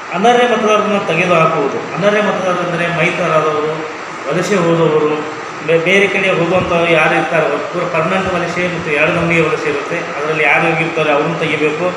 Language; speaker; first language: Kannada; native; Kannada